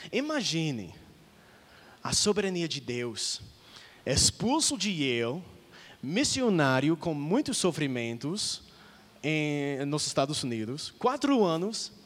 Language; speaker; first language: Portuguese; non-native, fluent; English